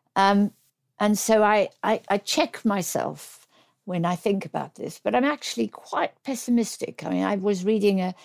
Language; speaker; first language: English; native; English